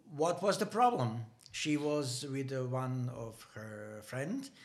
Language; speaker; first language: English; non-native, learner; Bosnian